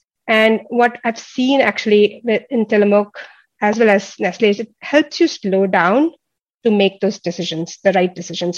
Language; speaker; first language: English; non-native, local second language; Hindi